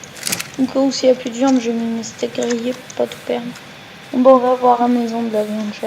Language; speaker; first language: French; native; French